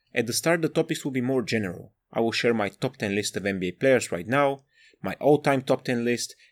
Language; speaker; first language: English; non-native, fluent; Bulgarian